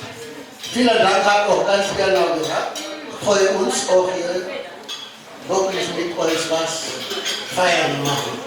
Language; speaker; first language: German; non-native, learner; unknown